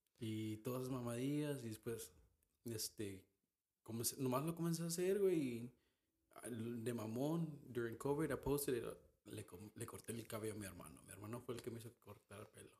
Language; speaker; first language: Spanish; early bilingual, heritage; Spanish